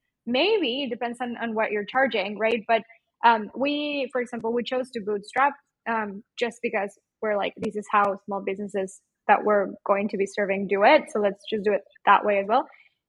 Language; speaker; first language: English; non-native, fluent; Spanish